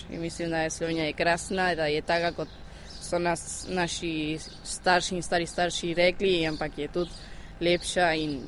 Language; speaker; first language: Slovenian; early bilingual, heritage; Slovenian